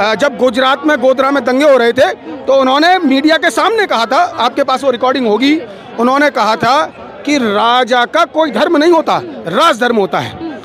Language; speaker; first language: Hindi; native; Hindi